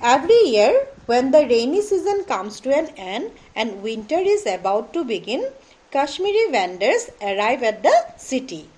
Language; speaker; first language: English; non-native, local second language; Assamese